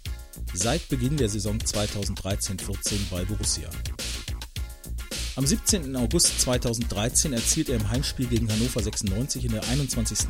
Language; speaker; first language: German; native; German